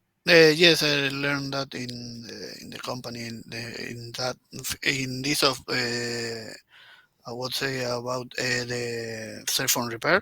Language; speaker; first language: English; non-native, learner; Spanish